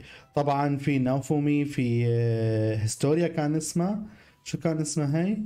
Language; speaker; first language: Arabic; native; Arabic